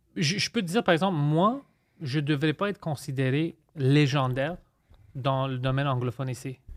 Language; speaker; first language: French; early bilingual, other home language; Greek